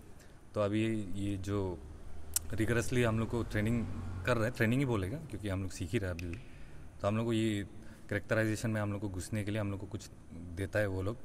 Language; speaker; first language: Hindi; non-native, local second language; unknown